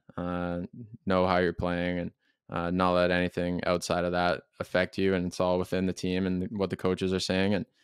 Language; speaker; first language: English; native; English